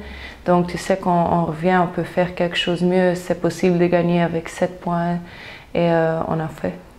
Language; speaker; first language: French; non-native, local second language; Dutch